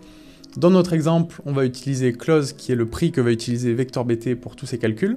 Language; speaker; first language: French; native; French